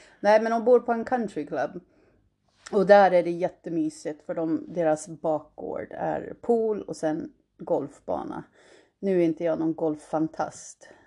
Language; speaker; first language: Swedish; early bilingual, heritage; Swedish